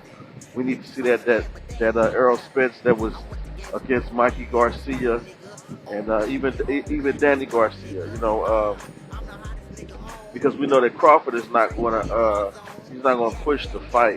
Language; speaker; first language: English; native; English